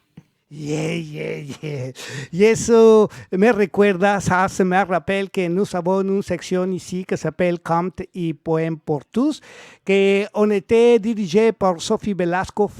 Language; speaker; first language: French; non-native, learner; Spanish